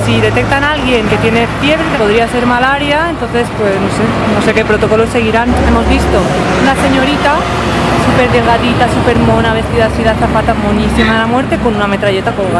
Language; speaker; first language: Spanish; native; Spanish